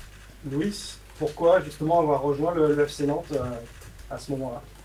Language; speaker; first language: French; native; French